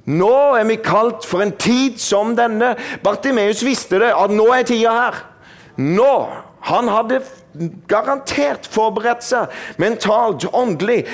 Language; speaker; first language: Norwegian; native; Norwegian